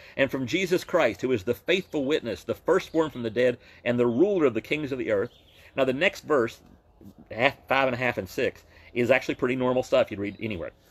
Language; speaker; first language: English; native; English